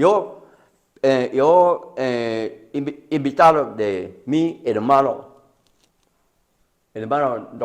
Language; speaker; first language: Spanish; non-native, learner; Chinese